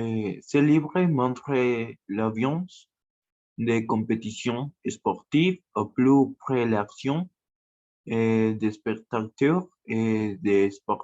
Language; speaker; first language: French; non-native, learner; Spanish